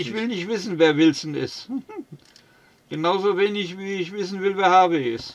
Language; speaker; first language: German; native; German